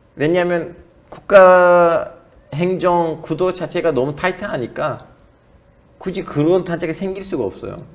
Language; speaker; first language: Korean; non-native, fluent; Turkish